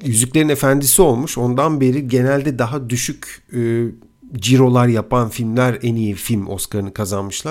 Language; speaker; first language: Turkish; native; Turkish